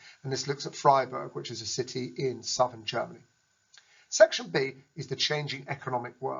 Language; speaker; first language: English; native; English